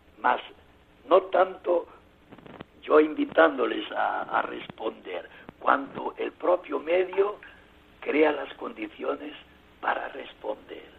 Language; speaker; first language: Spanish; native; Spanish